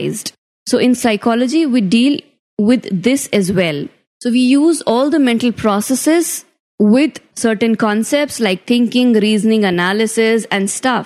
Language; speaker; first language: English; non-native, local second language; Hindi